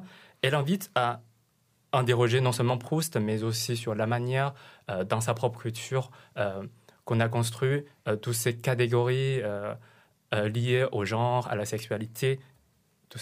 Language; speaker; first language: French; non-native, fluent; Chinese